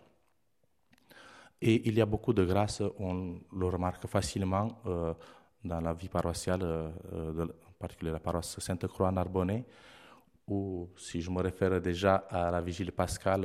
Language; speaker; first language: French; non-native, fluent; Romanian